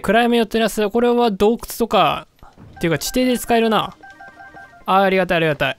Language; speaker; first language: Japanese; native; Japanese